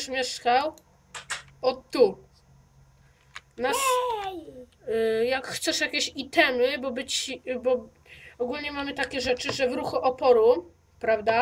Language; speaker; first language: Polish; native; Polish